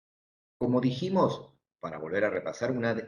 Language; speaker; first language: Spanish; native; Spanish